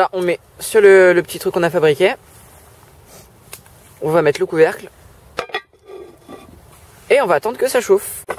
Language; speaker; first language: French; native; French